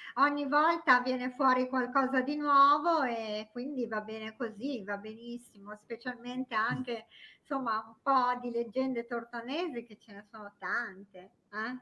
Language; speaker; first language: Italian; native; Italian